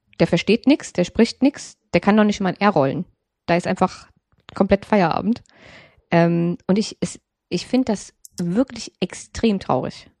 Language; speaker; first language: German; native; German